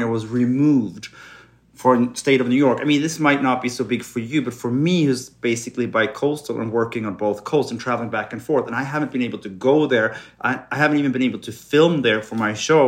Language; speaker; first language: English; non-native, fluent; Swedish